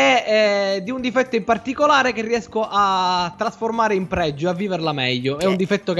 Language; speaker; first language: Italian; native; Italian